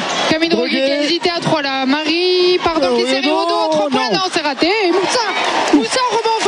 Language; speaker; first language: French; native; French